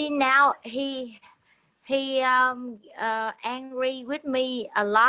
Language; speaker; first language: English; non-native, learner; Vietnamese